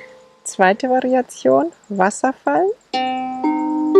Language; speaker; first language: German; native; German